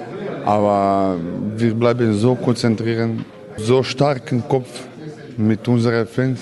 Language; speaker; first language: German; non-native, learner; Croatian